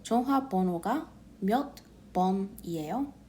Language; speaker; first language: Korean; non-native, learner; English